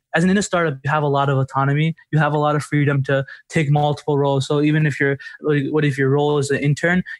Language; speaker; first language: English; native; English